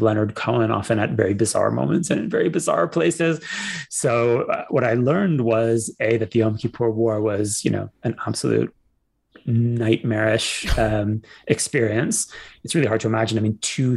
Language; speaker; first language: English; native; English